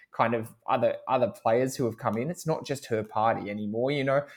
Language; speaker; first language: English; native; English